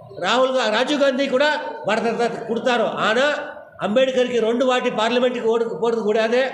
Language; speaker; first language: Tamil; non-native, learner; Kannada